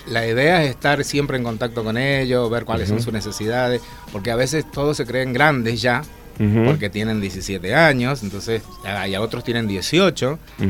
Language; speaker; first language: Spanish; native; Spanish